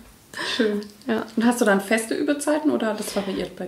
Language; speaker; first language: German; native; German